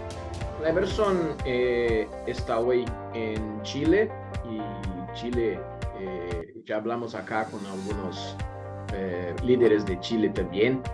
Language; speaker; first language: Spanish; non-native, learner; Portuguese